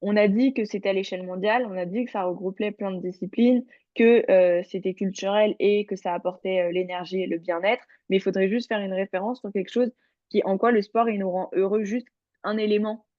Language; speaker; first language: French; native; French